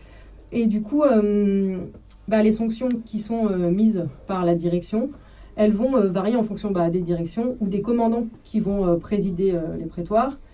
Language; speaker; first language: French; native; French